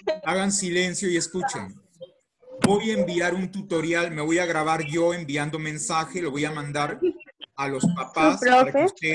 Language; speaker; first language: Spanish; native; Spanish